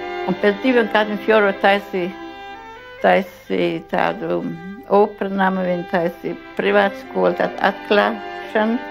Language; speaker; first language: Latvian; non-native, local second language; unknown